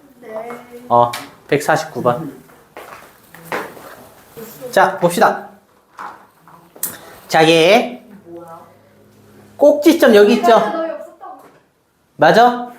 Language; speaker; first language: Korean; native; Korean